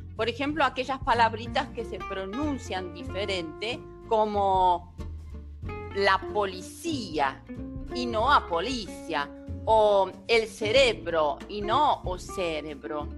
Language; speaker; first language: Spanish; non-native, fluent; Portuguese